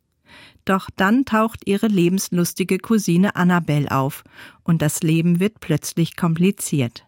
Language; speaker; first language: German; native; German